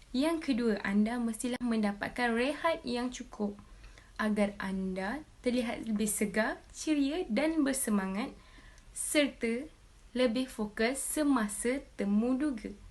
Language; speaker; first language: Malay; native; Malay